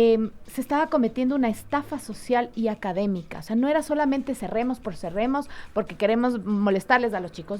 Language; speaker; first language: Spanish; native; Spanish